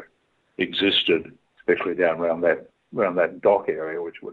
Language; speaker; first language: English; native; English